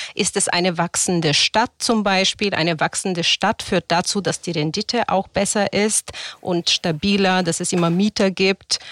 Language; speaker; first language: German; non-native, fluent; Bulgarian